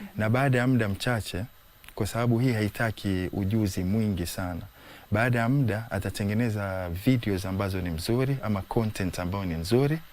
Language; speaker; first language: Swahili; native; Swahili